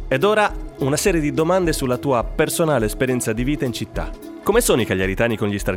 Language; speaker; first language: Italian; native; Italian